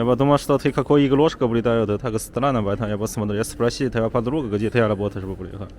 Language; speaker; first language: Russian; non-native, learner; Chinese